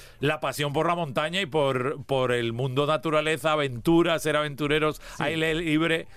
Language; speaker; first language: Spanish; early bilingual, heritage; Spanish